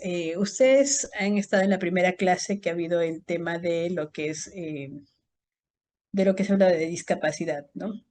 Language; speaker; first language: Spanish; native; Spanish